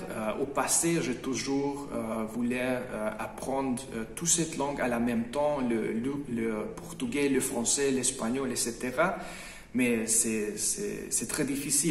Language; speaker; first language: French; non-native, fluent; Hungarian